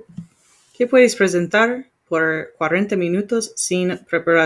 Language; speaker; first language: Spanish; non-native, learner; English